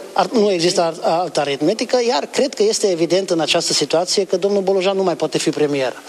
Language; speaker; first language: Romanian; non-native, local second language; Hungarian